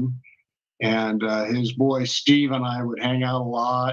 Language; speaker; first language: English; native; English